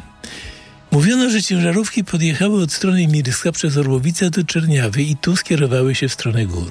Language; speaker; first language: Polish; native; Polish